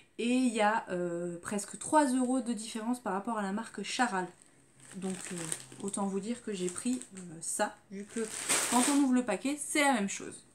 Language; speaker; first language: French; native; French